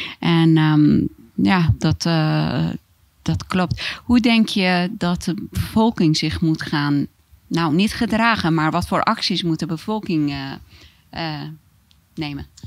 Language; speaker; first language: Dutch; non-native, fluent; Persian